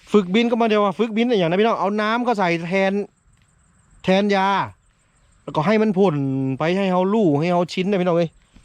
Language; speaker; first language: Thai; native; Thai